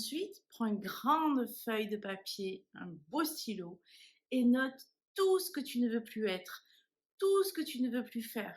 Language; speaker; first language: French; native; French